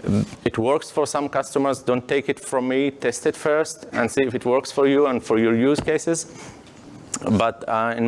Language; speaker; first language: English; non-native, fluent; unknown